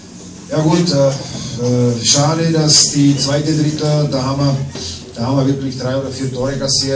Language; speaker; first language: German; non-native, fluent; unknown